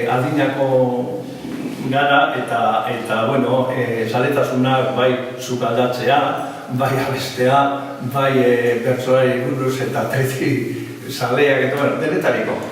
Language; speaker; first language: Basque; non-native, local second language; Spanish